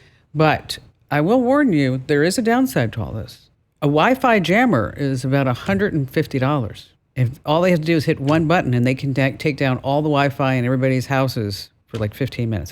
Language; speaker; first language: English; native; English